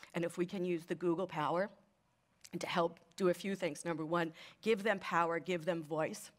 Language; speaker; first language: English; native; English